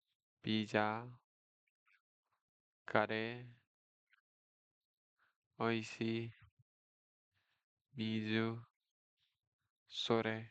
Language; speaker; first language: Japanese; non-native, learner; Nepali